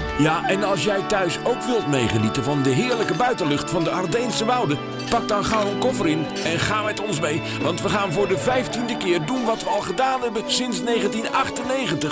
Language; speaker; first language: Dutch; native; Dutch